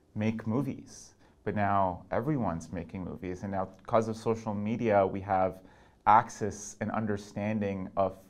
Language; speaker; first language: English; non-native, local second language; Urdu